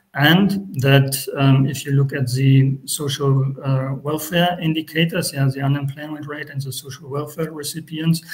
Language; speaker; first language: English; non-native, fluent; German